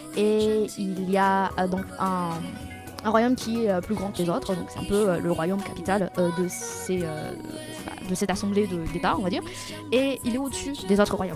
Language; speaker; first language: French; native; French